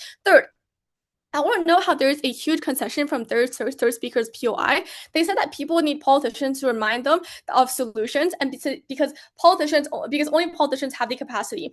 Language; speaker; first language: English; non-native, fluent; Chinese